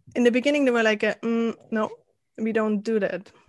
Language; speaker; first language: English; non-native, fluent; German